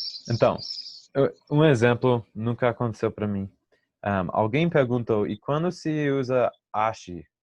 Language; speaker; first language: Portuguese; non-native, fluent; English